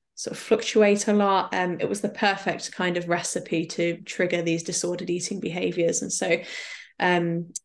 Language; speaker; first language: English; native; English